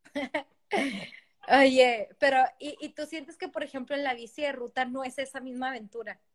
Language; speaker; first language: Spanish; native; Spanish